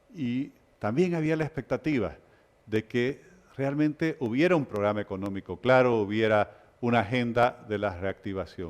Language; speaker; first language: Spanish; native; Spanish